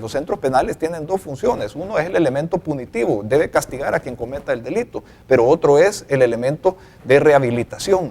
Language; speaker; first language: Spanish; native; Spanish